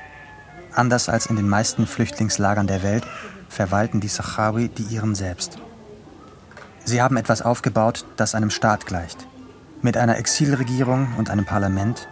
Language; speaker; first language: German; native; German